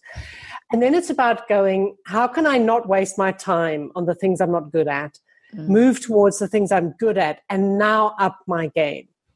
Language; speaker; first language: English; native; English